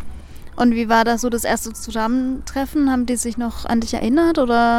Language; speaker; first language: German; native; German